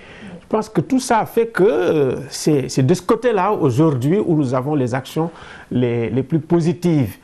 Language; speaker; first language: French; non-native, local second language; Wolof